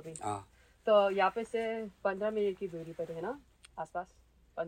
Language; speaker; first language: Hindi; early bilingual, heritage; Hindi